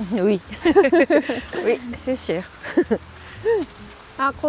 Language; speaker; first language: French; non-native, learner; Japanese